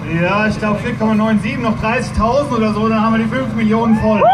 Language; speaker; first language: German; native; German